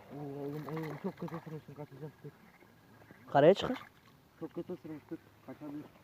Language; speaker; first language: Turkish; native; Turkish